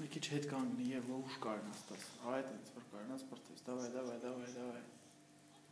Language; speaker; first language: Armenian; native; Armenian